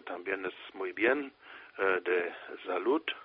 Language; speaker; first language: Spanish; non-native, fluent; German